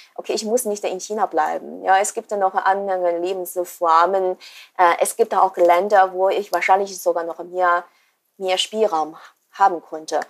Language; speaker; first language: German; non-native, fluent; Chinese